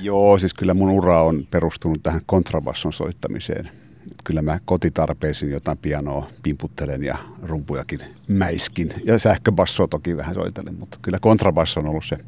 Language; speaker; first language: Finnish; non-native, local second language; Swedish